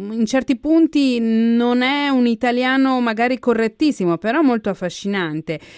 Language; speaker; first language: Italian; native; Italian